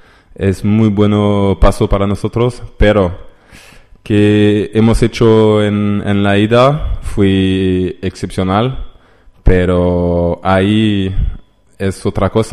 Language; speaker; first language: Spanish; non-native, learner; French